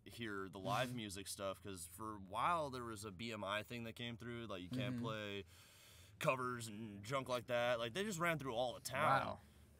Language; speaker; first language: English; native; English